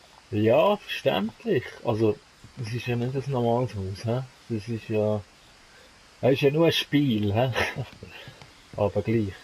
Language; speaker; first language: German; native; German